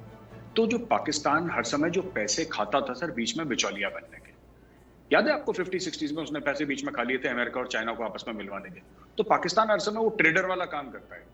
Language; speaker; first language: Hindi; native; Hindi